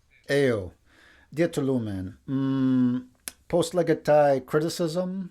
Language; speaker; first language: Greek; non-native, fluent; English